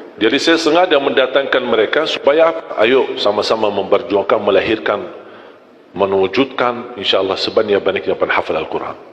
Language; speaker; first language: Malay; non-native, fluent; Arabic